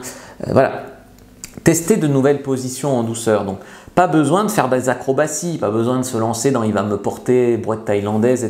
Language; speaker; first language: French; native; French